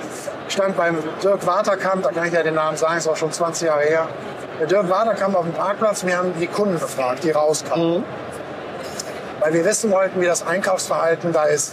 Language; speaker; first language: German; native; German